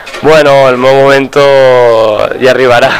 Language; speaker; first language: Italian; non-native, learner; Spanish